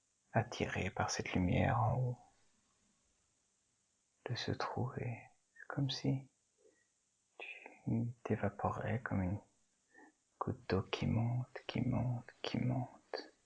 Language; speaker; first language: French; native; French